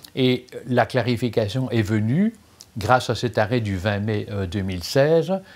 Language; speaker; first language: French; native; French